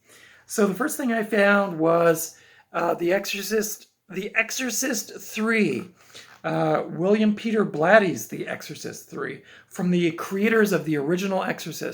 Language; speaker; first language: English; native; English